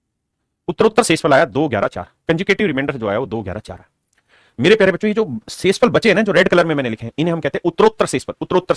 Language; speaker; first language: Hindi; native; Hindi